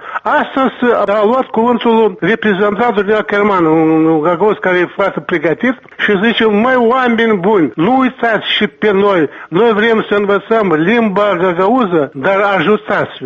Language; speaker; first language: Romanian; non-native, local second language; Gagauz